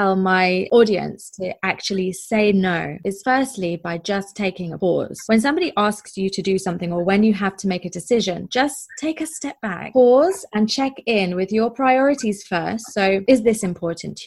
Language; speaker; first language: English; native; English